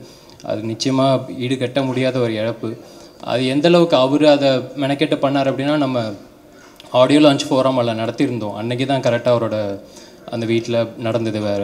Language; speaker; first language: Tamil; native; Tamil